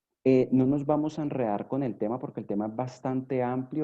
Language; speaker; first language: Spanish; native; Spanish